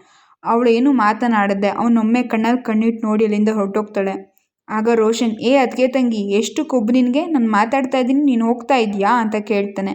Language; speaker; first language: Kannada; native; Kannada